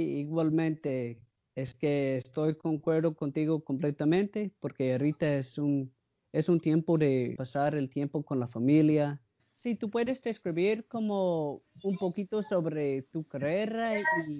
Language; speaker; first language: Spanish; non-native, learner; English